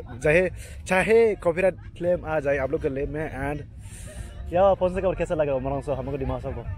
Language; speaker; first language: Hindi; non-native, local second language; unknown